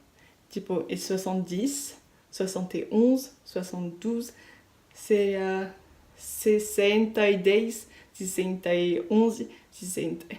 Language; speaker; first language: Portuguese; non-native, learner; French